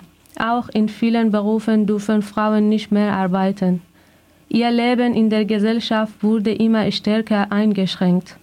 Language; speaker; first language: German; non-native, fluent; Persian